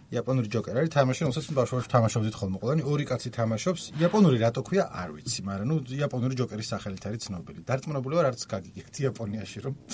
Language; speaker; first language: Georgian; native; Georgian